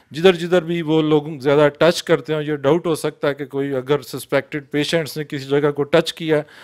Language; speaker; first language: Urdu; non-native, local second language; Punjabi